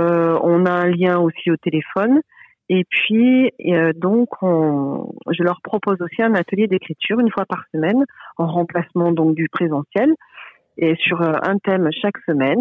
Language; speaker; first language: French; native; French